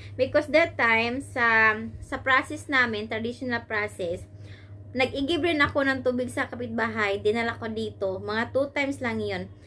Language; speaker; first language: Filipino; non-native, local second language; Cebuano